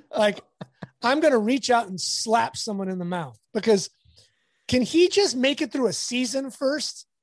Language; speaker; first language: English; native; English